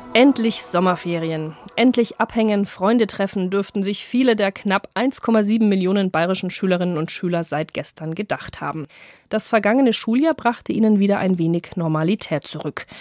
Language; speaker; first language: German; native; German